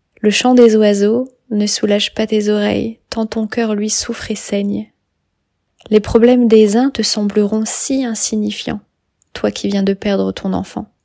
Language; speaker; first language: French; native; French